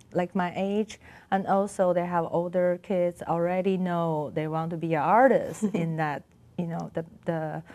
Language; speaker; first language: English; non-native, learner; Chinese